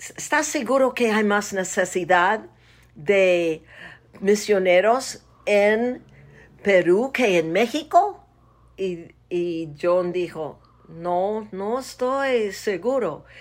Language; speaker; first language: Spanish; non-native, fluent; English